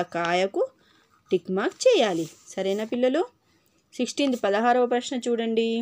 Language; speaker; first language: Telugu; non-native, local second language; Urdu